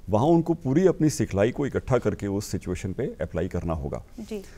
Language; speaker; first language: Hindi; native; Hindi